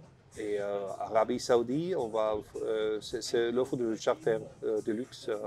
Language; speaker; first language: French; non-native, learner; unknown